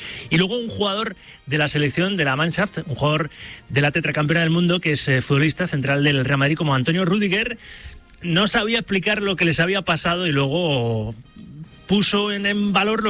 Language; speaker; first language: Spanish; native; Spanish